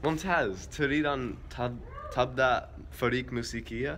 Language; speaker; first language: Arabic; non-native, learner; English